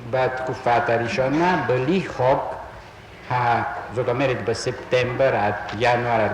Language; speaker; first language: Hebrew; non-native, fluent; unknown